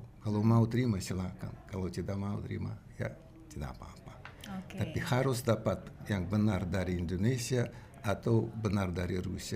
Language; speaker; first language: Indonesian; non-native, learner; Russian